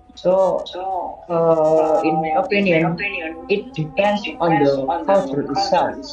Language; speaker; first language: English; non-native, learner; Javanese